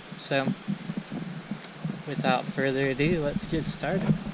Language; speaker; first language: English; native; English